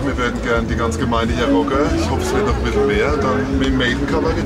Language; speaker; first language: German; native; German